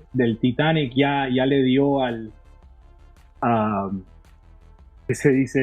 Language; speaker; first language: Spanish; early bilingual, heritage; Spanish